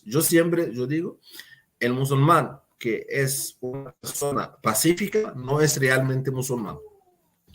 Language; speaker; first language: Spanish; non-native, fluent; Arabic